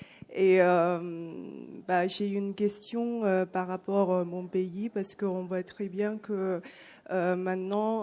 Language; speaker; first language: French; non-native, fluent; Chinese